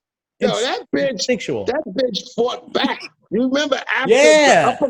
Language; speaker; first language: English; native; English